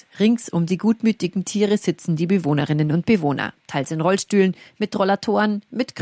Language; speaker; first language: German; native; German